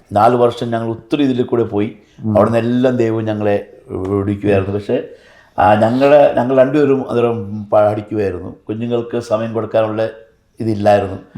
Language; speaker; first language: Malayalam; early bilingual, heritage; Malayalam